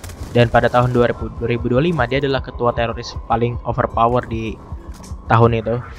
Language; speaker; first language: Indonesian; native; Indonesian